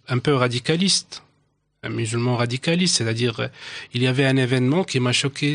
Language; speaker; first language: French; non-native, local second language; Arabic